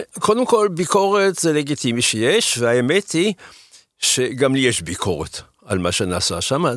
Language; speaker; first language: Hebrew; early bilingual, other home language; German